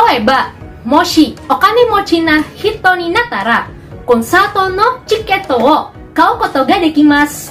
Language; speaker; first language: Japanese; non-native, learner; Indonesian